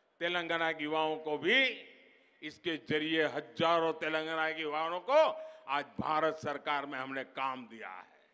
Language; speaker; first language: Hindi; non-native, local second language; Gujarati